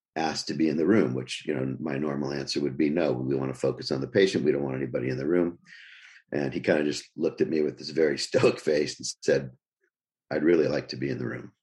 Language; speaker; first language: English; native; English